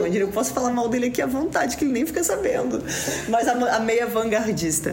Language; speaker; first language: Portuguese; native; Portuguese